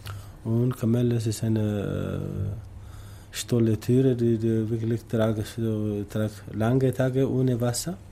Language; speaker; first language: German; non-native, learner; Tamasheq